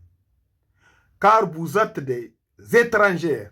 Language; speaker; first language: French; non-native, local second language; Hausa